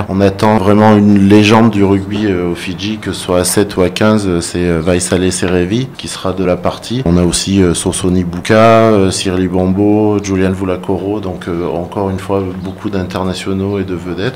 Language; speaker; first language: French; native; French